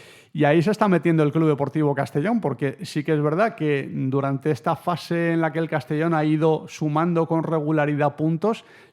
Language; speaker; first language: Spanish; native; Spanish